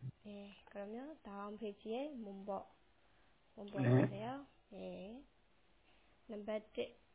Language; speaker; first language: Korean; non-native, local second language; Burmese